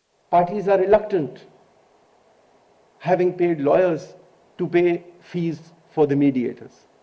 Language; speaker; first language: English; non-native, local second language; Urdu